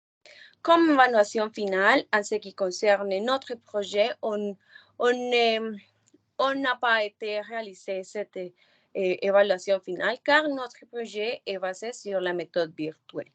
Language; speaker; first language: French; non-native, learner; Spanish